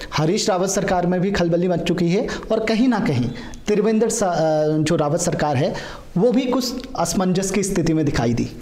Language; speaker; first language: Hindi; native; Hindi